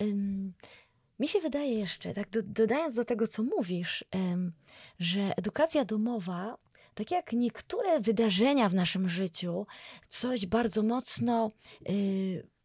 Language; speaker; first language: Polish; native; Polish